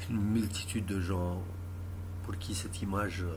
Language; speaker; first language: French; non-native, local second language; Arabic